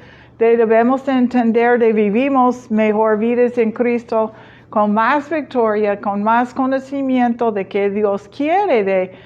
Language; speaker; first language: Spanish; non-native, fluent; English